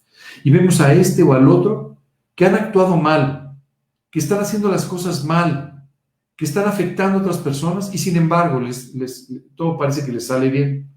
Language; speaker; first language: Spanish; native; Spanish